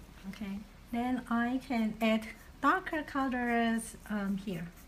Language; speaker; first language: English; non-native, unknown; Chinese